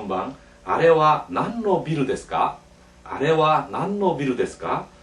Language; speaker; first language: Japanese; non-native, fluent; Korean